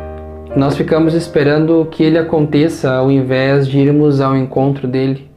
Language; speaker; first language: Portuguese; native; Portuguese